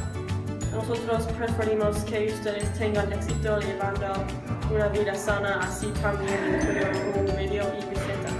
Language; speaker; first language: Spanish; non-native, learner; English